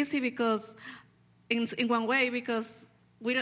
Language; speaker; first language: English; non-native, learner; Spanish